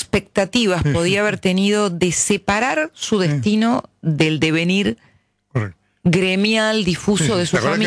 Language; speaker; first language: Spanish; native; Spanish